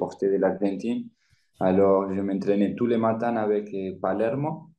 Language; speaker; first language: French; non-native, fluent; Spanish